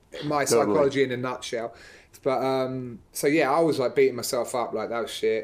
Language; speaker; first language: English; native; English